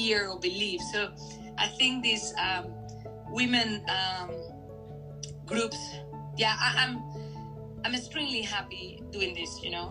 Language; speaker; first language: English; non-native, fluent; Spanish